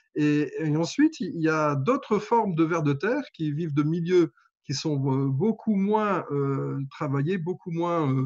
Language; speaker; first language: French; native; French